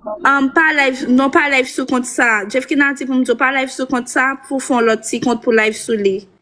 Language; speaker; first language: French; non-native, learner; Haitian Creole